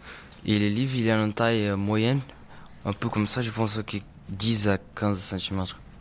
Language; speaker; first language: French; non-native, learner; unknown